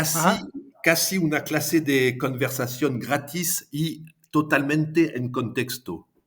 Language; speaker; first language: Spanish; non-native, fluent; French